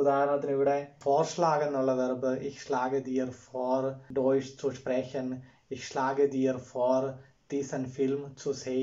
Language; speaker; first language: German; non-native, fluent; Malayalam